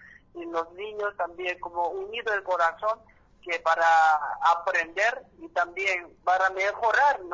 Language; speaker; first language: Spanish; non-native, learner; Korean